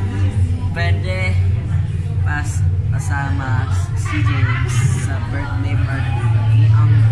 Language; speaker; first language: Filipino; non-native, learner; English